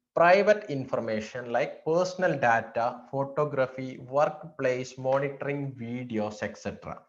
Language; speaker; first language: English; non-native, local second language; Malayalam